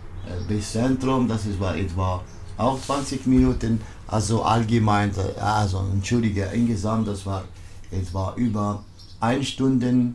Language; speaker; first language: German; non-native, learner; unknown